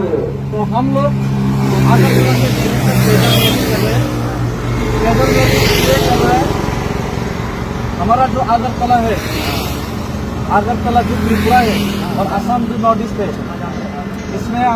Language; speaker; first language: Hindi; non-native, local second language; Kok Borok